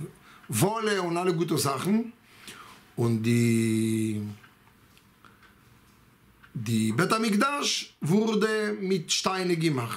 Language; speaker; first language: German; non-native, fluent; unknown